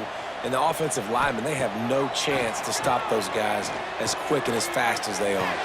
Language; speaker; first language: English; native; English